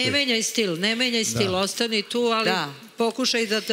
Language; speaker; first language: Serbian; native; Serbian